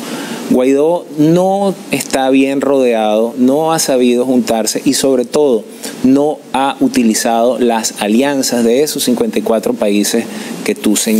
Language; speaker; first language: Spanish; native; Spanish